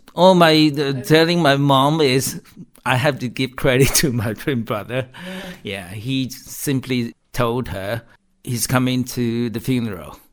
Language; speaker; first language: English; non-native, fluent; Chinese